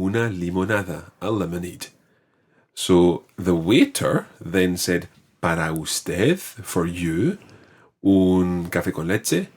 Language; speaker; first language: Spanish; non-native, fluent; English